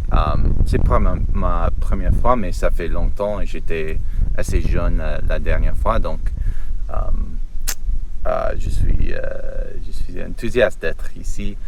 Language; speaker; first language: French; non-native, learner; English